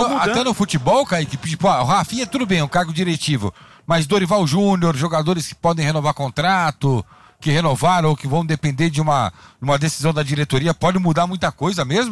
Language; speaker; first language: Portuguese; native; Portuguese